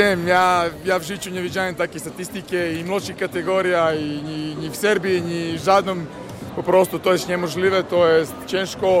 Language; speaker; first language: Polish; non-native, learner; Serbian